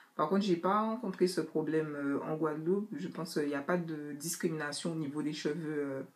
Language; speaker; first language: French; native; French